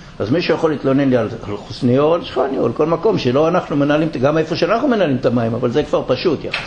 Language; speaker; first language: Hebrew; native; Hebrew